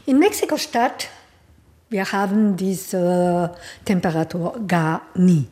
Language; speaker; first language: German; non-native, fluent; Spanish